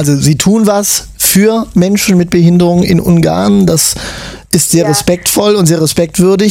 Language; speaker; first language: German; native; German